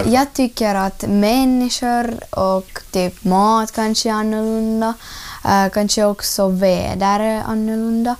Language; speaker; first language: Swedish; non-native, learner; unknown